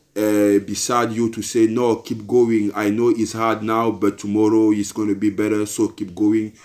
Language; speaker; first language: English; non-native, local second language; Basaa